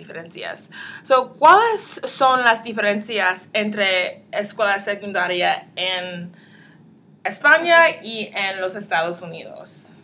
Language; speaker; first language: Spanish; non-native, learner; English